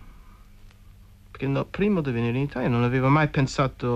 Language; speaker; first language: Italian; non-native, fluent; English